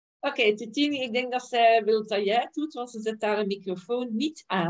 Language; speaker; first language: Dutch; native; Dutch